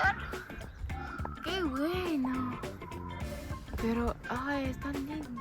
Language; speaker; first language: Spanish; non-native, fluent; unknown